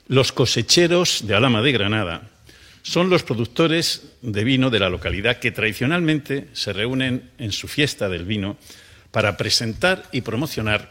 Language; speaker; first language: Spanish; native; Spanish